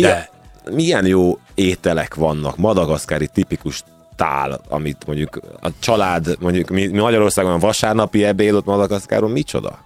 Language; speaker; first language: Hungarian; native; Hungarian